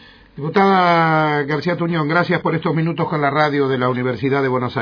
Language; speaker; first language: Spanish; native; Spanish